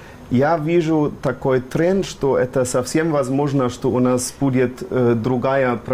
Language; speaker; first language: Russian; non-native, fluent; German